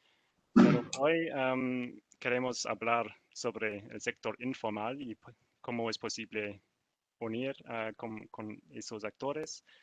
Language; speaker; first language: Spanish; non-native, learner; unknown